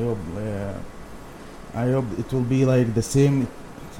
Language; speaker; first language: English; non-native, learner; Arabic